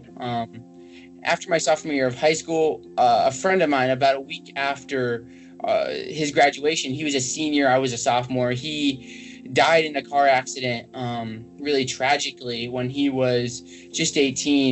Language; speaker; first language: English; native; English